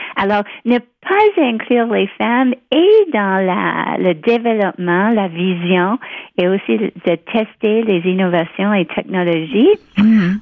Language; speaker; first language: French; non-native, local second language; English